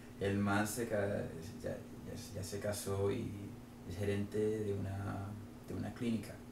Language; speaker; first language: Spanish; native; Spanish